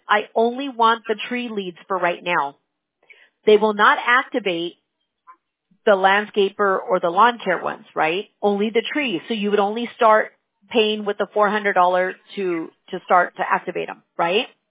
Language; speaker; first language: English; early bilingual, other home language; Spanish